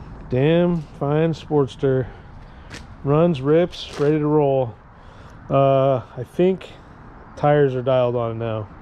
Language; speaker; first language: English; native; English